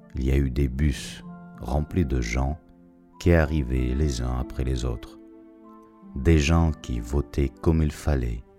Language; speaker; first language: French; non-native, fluent; Russian